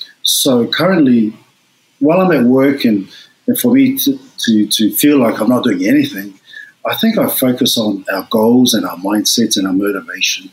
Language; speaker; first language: English; native; English